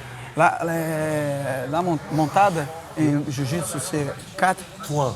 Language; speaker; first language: French; non-native, learner; Portuguese